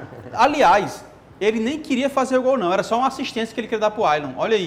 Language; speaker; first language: Portuguese; native; Portuguese